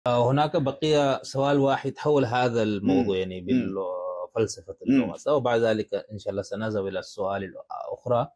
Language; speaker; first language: Arabic; non-native, fluent; Urdu